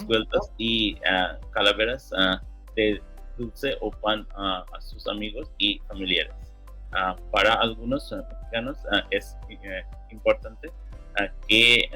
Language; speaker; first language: Spanish; non-native, learner; English